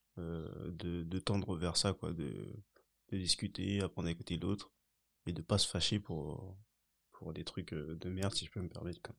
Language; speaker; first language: French; early bilingual, other home language; Haitian Creole